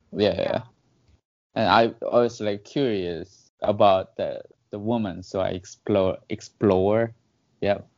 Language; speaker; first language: English; non-native, fluent; Korean